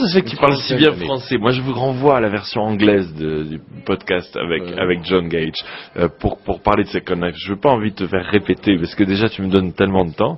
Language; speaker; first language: French; native; French